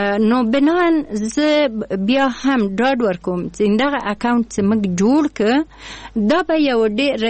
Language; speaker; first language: Pashto; non-native, local second language; Persian